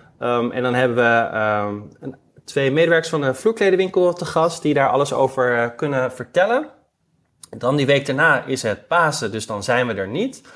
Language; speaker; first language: Dutch; native; Dutch